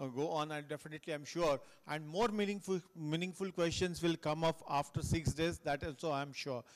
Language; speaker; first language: English; non-native, local second language; Marathi